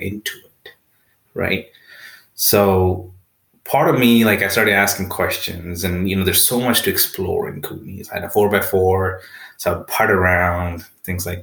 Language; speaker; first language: English; non-native, local second language; Punjabi